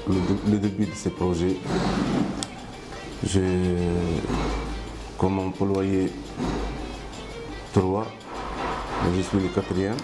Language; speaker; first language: French; non-native, local second language; Arabic